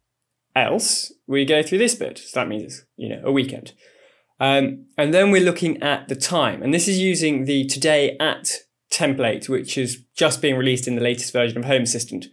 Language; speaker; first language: English; native; English